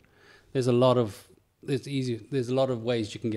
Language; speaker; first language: English; native; English